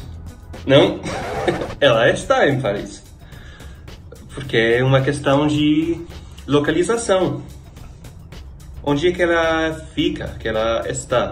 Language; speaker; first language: Portuguese; non-native, fluent; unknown